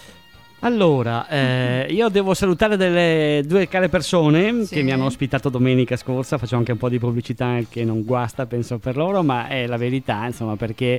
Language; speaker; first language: Italian; native; Italian